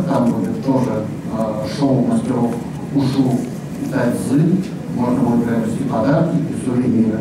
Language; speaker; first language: Russian; native; Russian